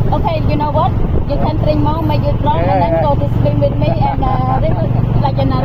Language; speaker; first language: English; non-native, learner; Khmer